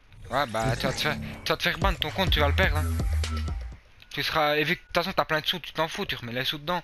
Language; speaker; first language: French; native; French